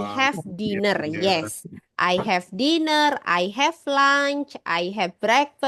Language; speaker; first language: English; non-native, learner; Indonesian